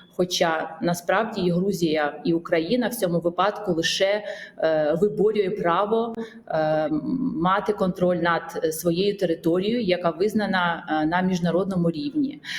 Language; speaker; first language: Ukrainian; non-native, fluent; Georgian